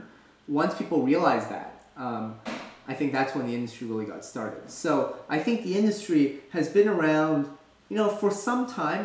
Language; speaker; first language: English; native; English